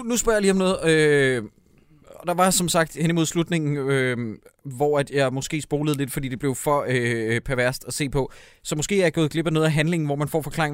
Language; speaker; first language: Danish; native; Danish